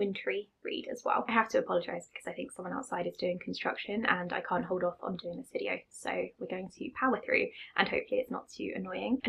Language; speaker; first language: English; native; English